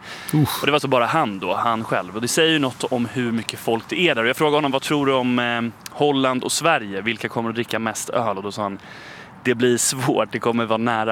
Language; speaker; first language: Swedish; native; Swedish